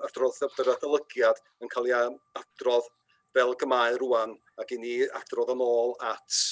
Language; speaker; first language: Welsh; native; Welsh